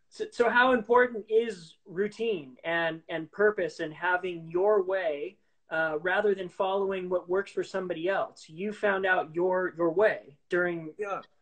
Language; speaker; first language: English; native; English